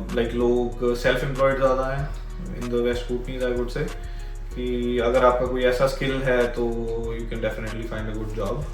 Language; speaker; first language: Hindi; non-native, local second language; Punjabi